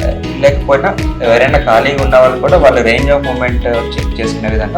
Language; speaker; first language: Telugu; native; Telugu